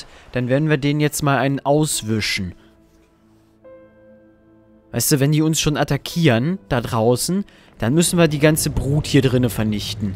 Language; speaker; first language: German; native; German